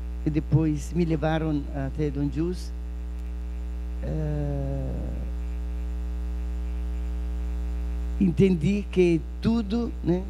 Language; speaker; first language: Portuguese; non-native, fluent; Italian